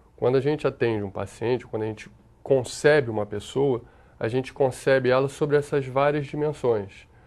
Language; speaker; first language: Portuguese; native; Portuguese